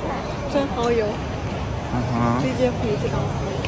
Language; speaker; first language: Chinese; non-native, learner; Russian